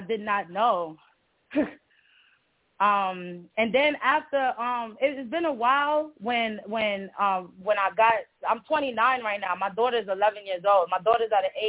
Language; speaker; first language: English; early bilingual, other home language; Spanish